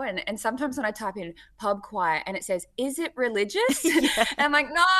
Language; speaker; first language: English; native; English